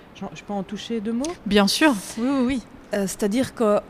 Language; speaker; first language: French; native; French